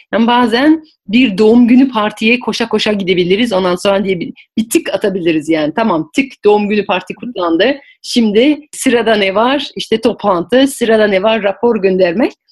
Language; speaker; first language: Turkish; non-native, fluent; French